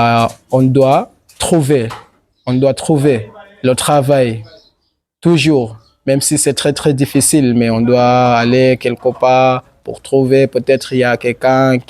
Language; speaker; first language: French; non-native, learner; Swahili